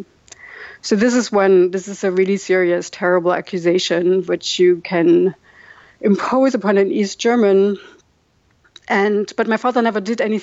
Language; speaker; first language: English; non-native, fluent; German